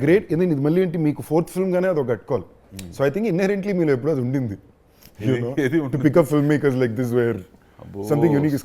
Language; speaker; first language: Telugu; native; Telugu